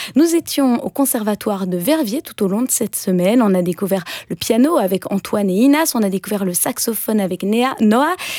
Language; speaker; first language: French; native; French